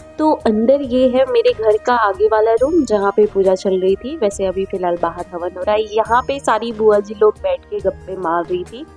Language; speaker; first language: Hindi; native; Hindi